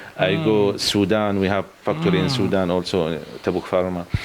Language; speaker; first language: English; non-native, learner; Arabic